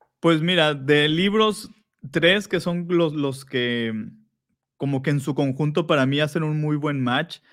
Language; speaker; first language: Spanish; native; Spanish